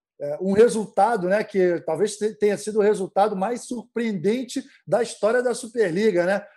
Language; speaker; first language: Portuguese; native; Portuguese